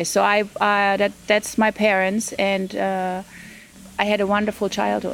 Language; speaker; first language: English; non-native, fluent; German